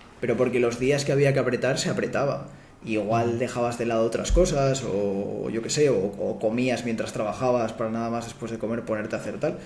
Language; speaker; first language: Spanish; native; Spanish